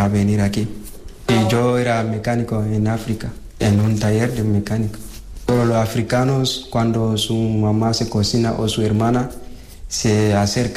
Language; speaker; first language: Spanish; non-native, learner; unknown